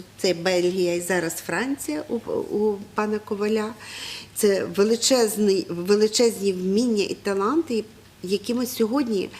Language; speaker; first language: Ukrainian; native; Ukrainian